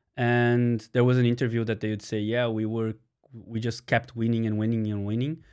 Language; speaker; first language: English; non-native, fluent; Portuguese